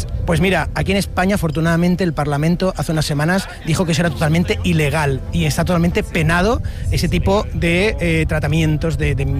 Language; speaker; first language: Spanish; native; Spanish